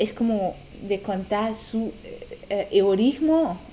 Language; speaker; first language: Spanish; non-native, fluent; German